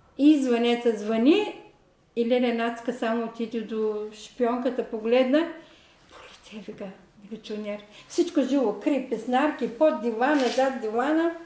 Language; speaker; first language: Bulgarian; non-native, local second language; Turkish